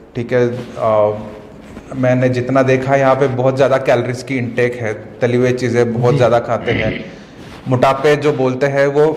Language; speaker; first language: Hindi; non-native, local second language; Kannada